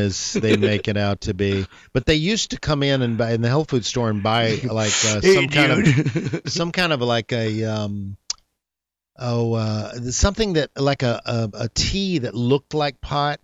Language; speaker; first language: English; native; English